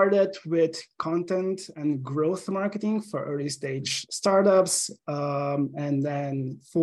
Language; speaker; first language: English; non-native, fluent; Slovenian